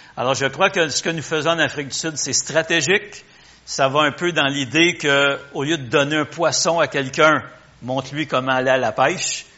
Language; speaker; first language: French; native; French